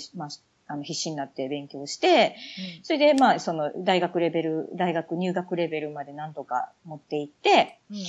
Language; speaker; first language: Japanese; native; Japanese